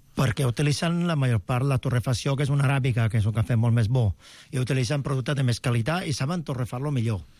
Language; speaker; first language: Catalan; non-native, fluent; Italian